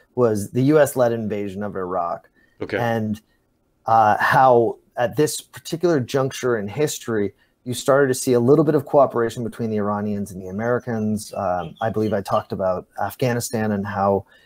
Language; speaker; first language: English; native; English